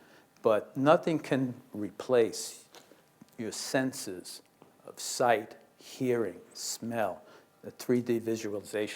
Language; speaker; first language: English; native; English